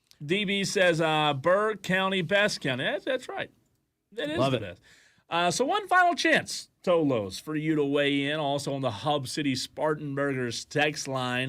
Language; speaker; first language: English; native; English